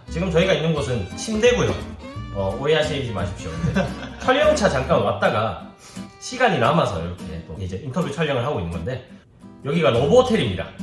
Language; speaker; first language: Korean; native; Korean